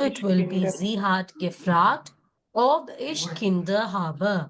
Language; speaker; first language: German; non-native, fluent; Malayalam